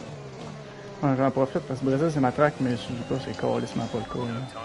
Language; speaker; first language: French; native; French